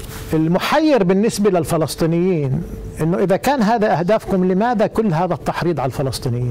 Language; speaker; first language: Arabic; native; Arabic